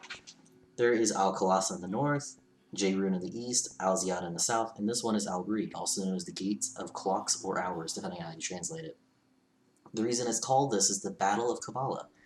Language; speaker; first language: English; native; English